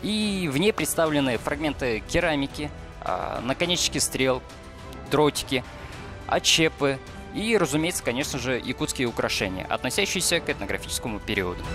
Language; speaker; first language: Russian; native; Russian